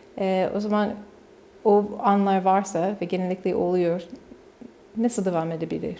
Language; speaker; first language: Turkish; non-native, learner; English